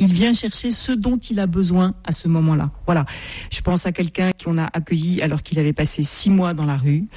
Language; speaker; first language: French; native; French